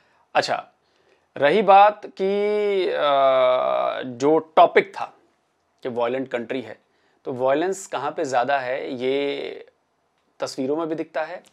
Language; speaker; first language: Hindi; native; Hindi